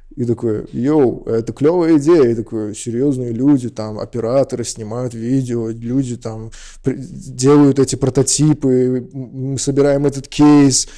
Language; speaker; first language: Russian; non-native, local second language; Uzbek